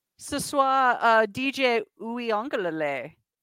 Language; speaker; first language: French; non-native, learner; English